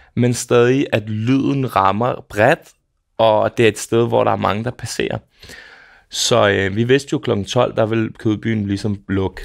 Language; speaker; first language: Danish; early bilingual, other home language; Serbian